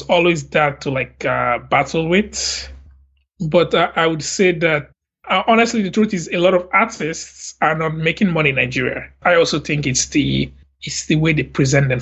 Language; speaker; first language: English; non-native, local second language; Igbo